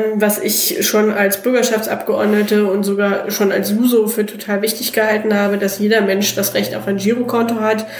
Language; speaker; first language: German; native; German